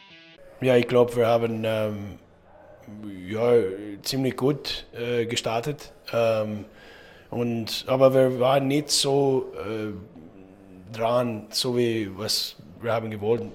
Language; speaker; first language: German; non-native, learner; English